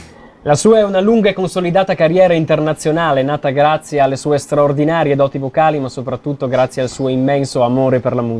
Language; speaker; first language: Italian; native; Italian